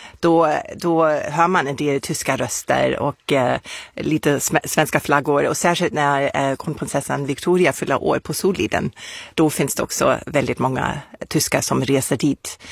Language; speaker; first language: Swedish; non-native, fluent; German